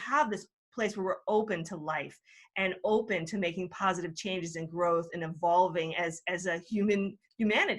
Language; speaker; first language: English; native; English